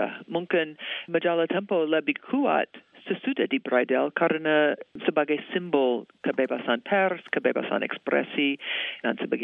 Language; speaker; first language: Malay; non-native, fluent; English